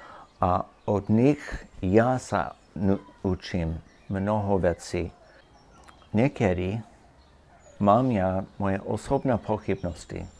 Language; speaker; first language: Slovak; non-native, fluent; English